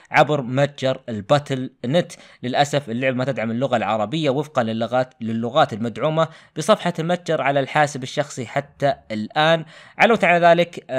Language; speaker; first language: Arabic; native; Arabic